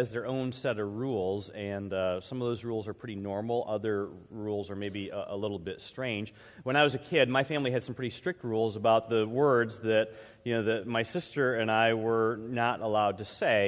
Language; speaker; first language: English; native; English